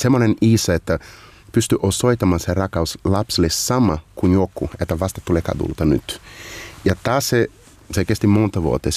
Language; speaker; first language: Finnish; non-native, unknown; Portuguese